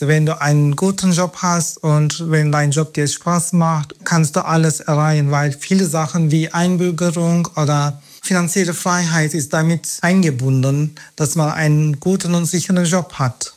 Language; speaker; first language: German; non-native, fluent; Turkish